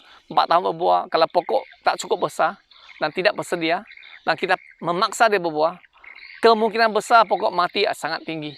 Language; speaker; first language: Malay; non-native, local second language; Chinese